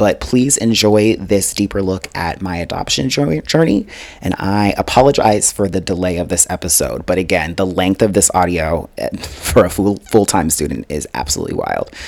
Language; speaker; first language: English; native; English